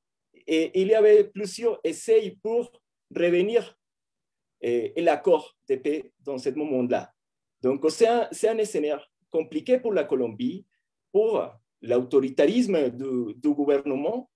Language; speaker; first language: French; non-native, fluent; Spanish